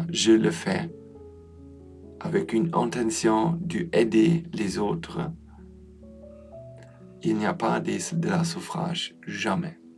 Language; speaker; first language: French; non-native, learner; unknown